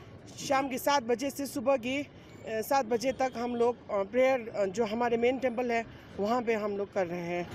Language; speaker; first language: Hindi; non-native, fluent; Tibetan